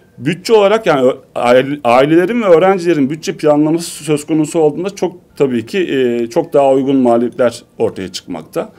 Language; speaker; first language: Turkish; native; Turkish